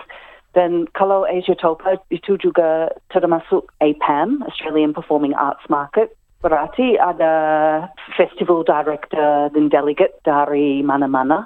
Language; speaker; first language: Indonesian; non-native, fluent; English